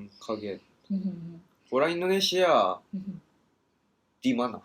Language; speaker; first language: Indonesian; non-native, learner; Japanese